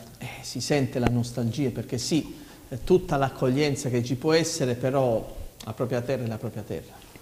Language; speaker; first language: Italian; native; Italian